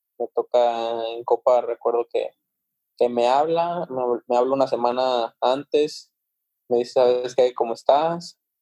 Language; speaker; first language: Spanish; native; Spanish